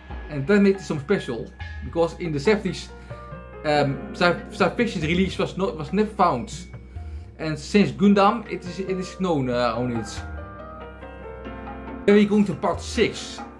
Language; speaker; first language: English; non-native, learner; Dutch